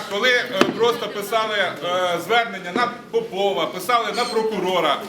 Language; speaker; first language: Ukrainian; native; Ukrainian